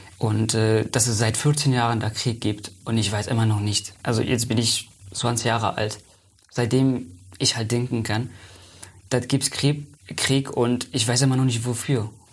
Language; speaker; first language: German; non-native, fluent; Persian